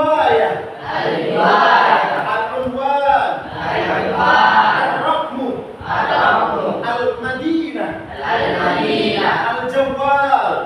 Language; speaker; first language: Arabic; non-native, fluent; Indonesian